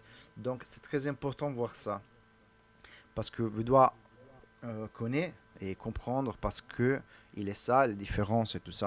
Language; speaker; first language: French; non-native, learner; Italian